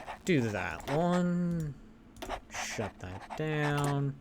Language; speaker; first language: English; native; English